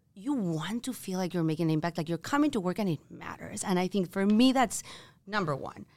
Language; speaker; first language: English; non-native, fluent; Spanish